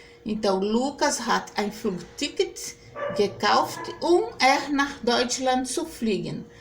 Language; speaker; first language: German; non-native, fluent; Portuguese